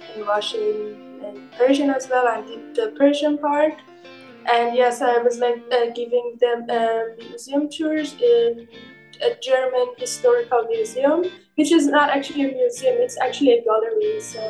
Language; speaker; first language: English; non-native, fluent; Persian